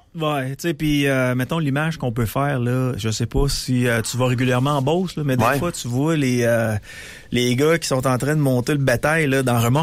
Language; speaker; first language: French; native; French